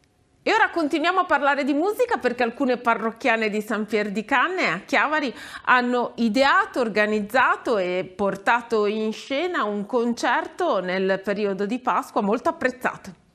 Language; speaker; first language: Italian; native; Italian